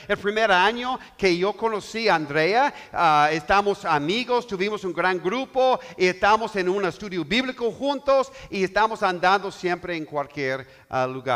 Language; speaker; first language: Spanish; non-native, learner; English